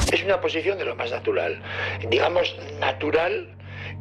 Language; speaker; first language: Spanish; native; Spanish